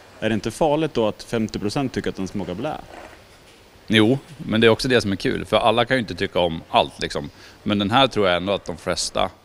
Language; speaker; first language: Swedish; native; Swedish